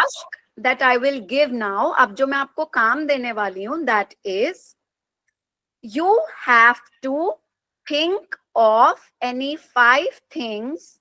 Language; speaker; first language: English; non-native, local second language; Hindi